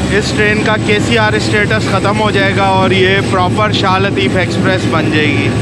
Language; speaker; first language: Urdu; native; Urdu